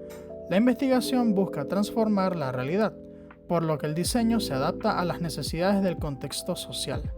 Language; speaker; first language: Spanish; native; Spanish